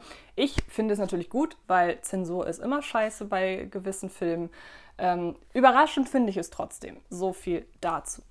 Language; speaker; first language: German; native; German